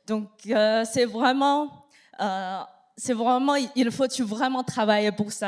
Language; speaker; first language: French; non-native, learner; Chinese